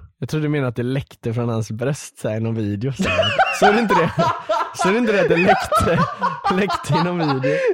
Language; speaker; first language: Swedish; native; Swedish